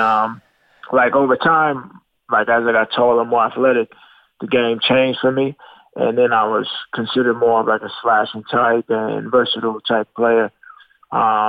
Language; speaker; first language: English; native; English